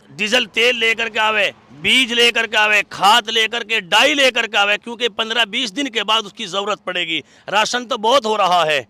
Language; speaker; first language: Hindi; native; Hindi